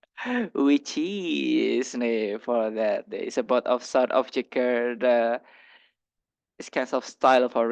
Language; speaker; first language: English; non-native, learner; Indonesian